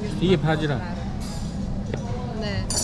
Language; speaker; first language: Korean; native; Korean